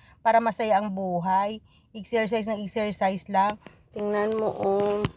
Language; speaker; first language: Filipino; non-native, local second language; Hiligaynon